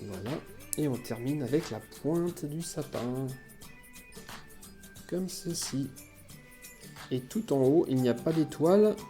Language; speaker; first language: French; native; French